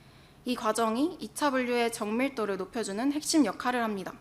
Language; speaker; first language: Korean; native; Korean